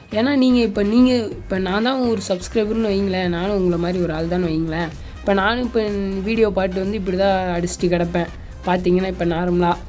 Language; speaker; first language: Tamil; native; Tamil